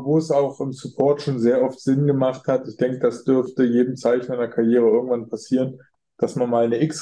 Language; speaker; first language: German; native; German